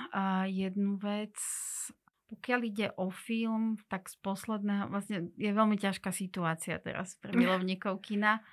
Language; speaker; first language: Slovak; non-native, local second language; Hungarian